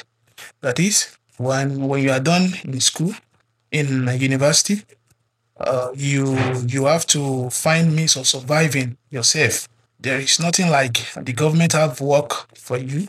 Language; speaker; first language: English; non-native, local second language; Yoruba